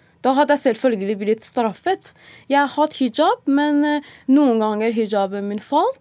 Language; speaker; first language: Norwegian; non-native, fluent; Persian